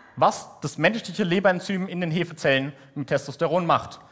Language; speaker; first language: German; native; German